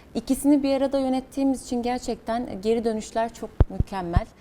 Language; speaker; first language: Turkish; native; Turkish